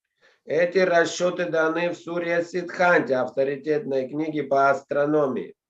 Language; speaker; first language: Russian; native; Russian